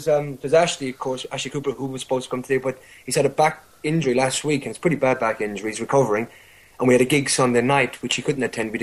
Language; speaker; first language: English; native; English